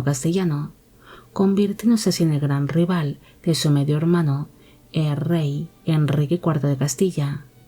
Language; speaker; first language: Spanish; native; Spanish